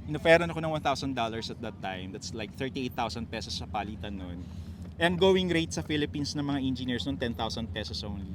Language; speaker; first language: Filipino; native; Filipino